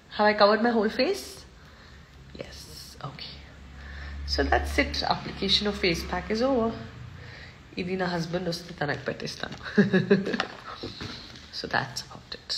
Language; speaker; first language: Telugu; non-native, local second language; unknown